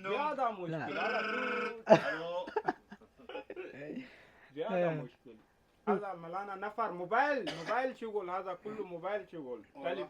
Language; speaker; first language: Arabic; non-native, learner; Urdu